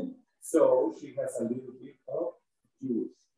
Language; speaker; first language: English; non-native, fluent; Spanish